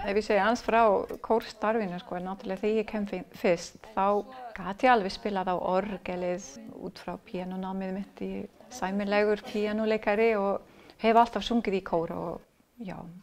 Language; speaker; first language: Icelandic; non-native, fluent; English